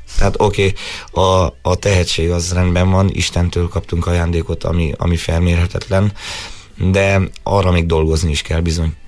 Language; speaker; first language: Hungarian; native; Hungarian